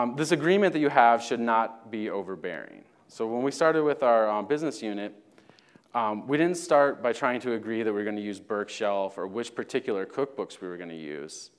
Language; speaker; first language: English; native; English